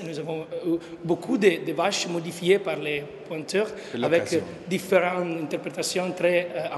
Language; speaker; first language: French; non-native, learner; Italian